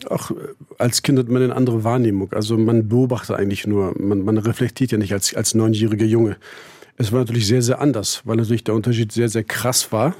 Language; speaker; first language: German; early bilingual, other home language; Turkish